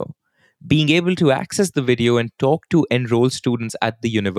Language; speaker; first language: English; non-native, local second language; Hindi